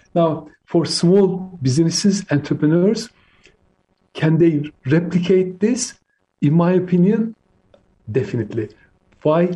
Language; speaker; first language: English; non-native, fluent; Turkish